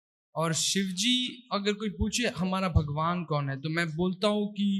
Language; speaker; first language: Hindi; early bilingual, heritage; Hindi